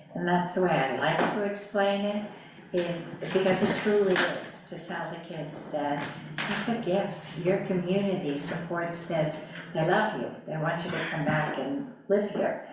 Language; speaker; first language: English; native; English